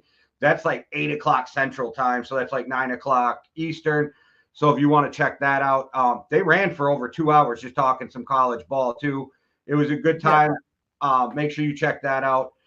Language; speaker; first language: English; native; English